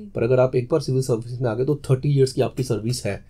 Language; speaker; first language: Hindi; native; Hindi